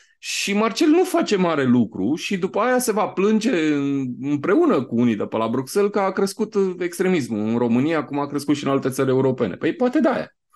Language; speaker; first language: Romanian; native; Romanian